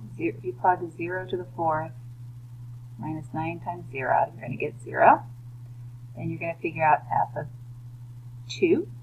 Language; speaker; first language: English; native; English